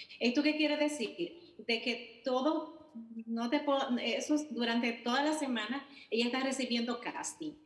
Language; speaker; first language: Spanish; native; Spanish